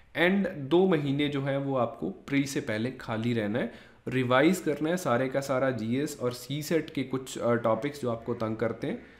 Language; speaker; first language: Hindi; native; Hindi